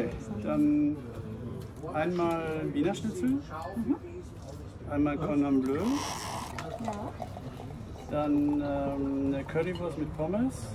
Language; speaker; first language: German; non-native, learner; Japanese